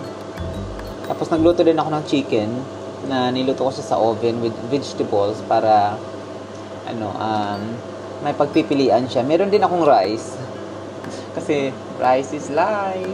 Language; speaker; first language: Filipino; native; Filipino